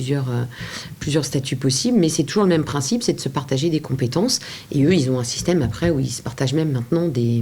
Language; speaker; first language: French; native; French